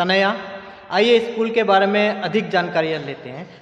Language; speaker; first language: Hindi; non-native, local second language; Assamese